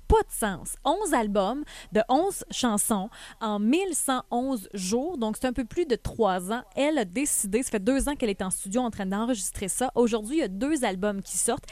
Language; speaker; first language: French; native; French